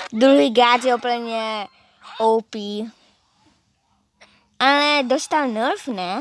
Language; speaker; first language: Czech; non-native, learner; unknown